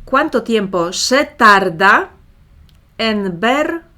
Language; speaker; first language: Spanish; non-native, fluent; Polish